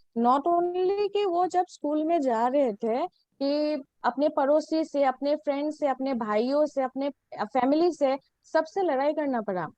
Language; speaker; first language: Hindi; non-native, local second language; Assamese